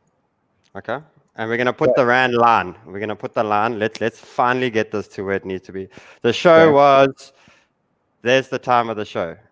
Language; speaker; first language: English; native; English